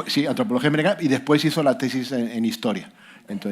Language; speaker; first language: Spanish; native; Spanish